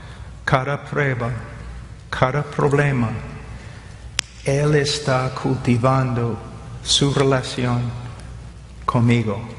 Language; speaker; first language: Spanish; non-native, fluent; English